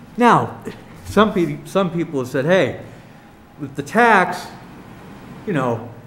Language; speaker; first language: English; native; English